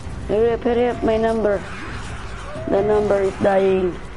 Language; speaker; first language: English; non-native, local second language; Filipino